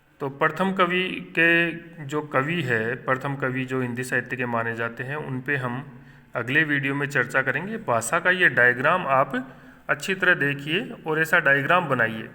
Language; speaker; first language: Hindi; native; Hindi